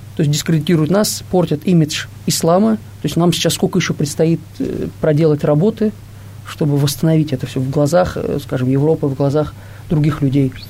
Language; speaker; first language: Russian; non-native, local second language; Tatar